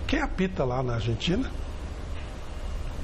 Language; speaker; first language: Portuguese; native; Portuguese